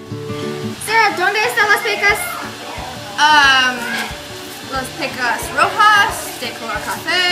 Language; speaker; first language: Spanish; non-native, learner; English